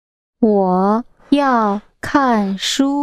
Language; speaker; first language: Chinese; non-native, learner; English